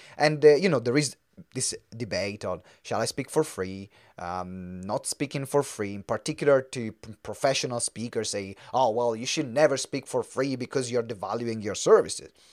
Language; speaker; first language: English; non-native, fluent; Italian